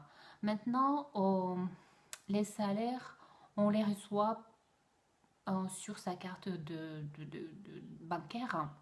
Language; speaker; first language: French; non-native, fluent; Russian